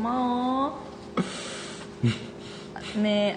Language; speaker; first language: Korean; non-native, learner; Japanese